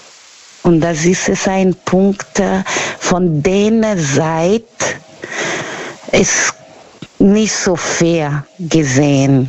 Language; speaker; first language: German; non-native, learner; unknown